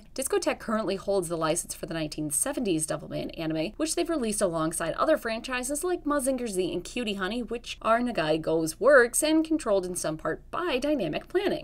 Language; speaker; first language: English; native; English